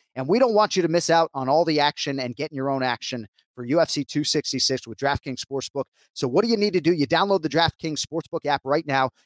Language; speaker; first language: English; native; English